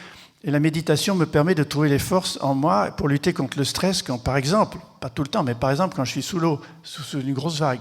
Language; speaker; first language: French; native; French